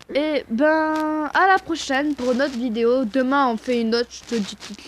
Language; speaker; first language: French; native; French